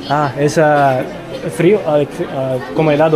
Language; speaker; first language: Spanish; non-native, learner; English